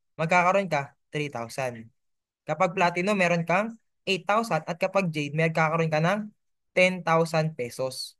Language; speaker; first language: Filipino; native; Filipino